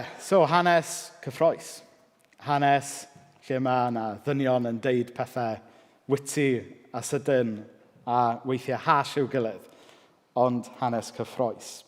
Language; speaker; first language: Welsh; native; Welsh